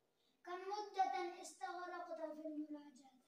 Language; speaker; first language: Arabic; non-native, learner; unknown